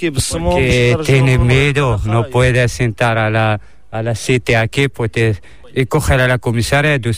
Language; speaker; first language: Spanish; non-native, learner; Arabic